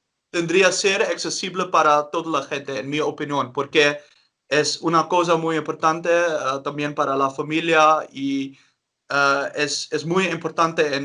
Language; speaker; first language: Spanish; non-native, learner; Dutch